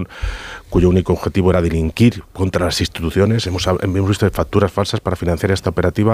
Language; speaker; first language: Spanish; native; Spanish